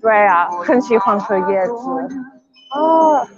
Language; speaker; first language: Chinese; non-native, learner; Afrikaans